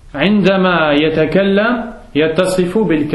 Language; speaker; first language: Arabic; non-native, fluent; French